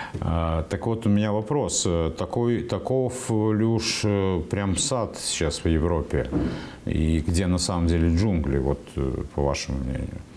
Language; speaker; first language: Russian; native; Russian